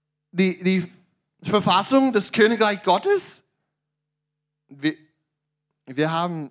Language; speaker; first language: German; non-native, learner; English